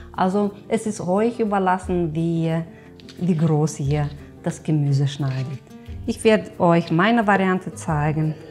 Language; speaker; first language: German; non-native, fluent; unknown